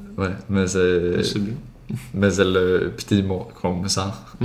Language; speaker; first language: French; non-native, learner; Swedish